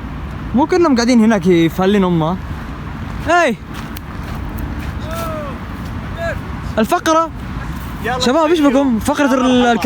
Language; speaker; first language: Arabic; native; Arabic